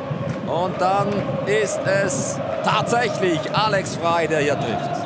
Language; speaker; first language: German; native; German